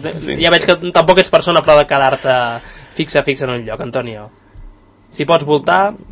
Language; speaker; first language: Catalan; native; Catalan